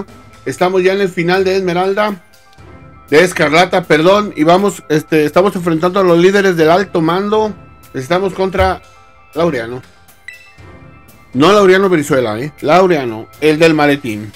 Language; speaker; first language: Spanish; native; Spanish